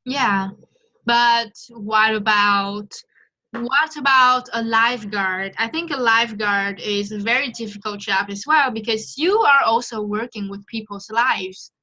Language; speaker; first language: English; non-native, fluent; Vietnamese